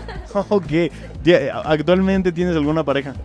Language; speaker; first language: Spanish; native; Spanish